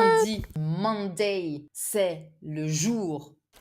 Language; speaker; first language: French; non-native, fluent; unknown